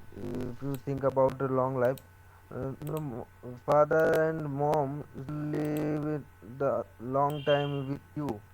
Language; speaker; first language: English; non-native, learner; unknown